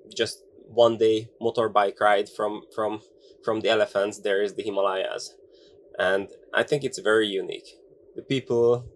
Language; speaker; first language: English; non-native, fluent; Hungarian